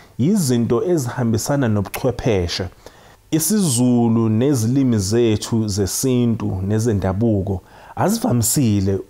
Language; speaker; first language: Zulu; native; Zulu